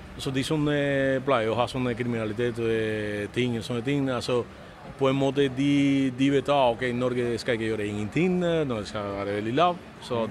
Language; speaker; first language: Norwegian; non-native, fluent; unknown